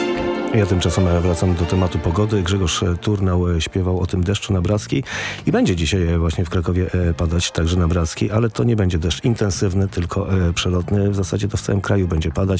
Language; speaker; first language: Polish; native; Polish